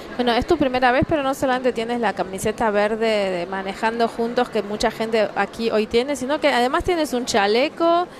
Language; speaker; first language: Spanish; native; Spanish